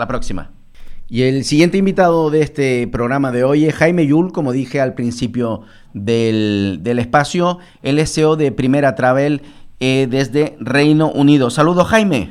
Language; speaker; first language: Spanish; native; Spanish